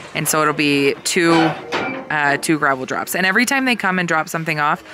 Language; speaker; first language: English; native; English